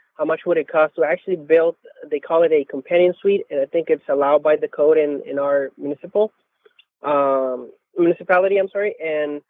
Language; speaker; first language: English; non-native, fluent; Spanish